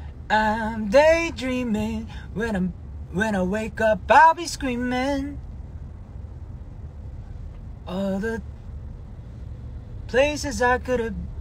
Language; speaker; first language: English; early bilingual, other home language; Korean